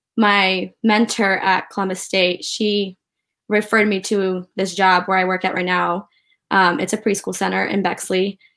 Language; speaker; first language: English; early bilingual, other home language; Ukrainian